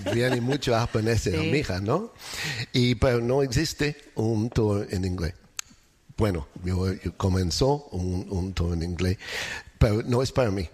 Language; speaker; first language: Spanish; non-native, learner; English